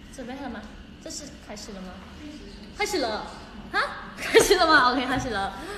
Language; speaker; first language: Chinese; non-native, learner; Thai